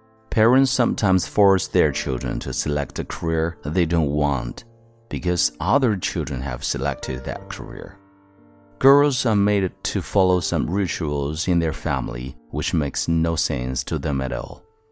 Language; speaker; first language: English; non-native, fluent; Chinese